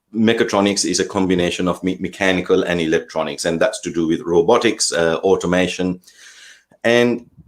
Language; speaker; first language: English; non-native, local second language; Sinhala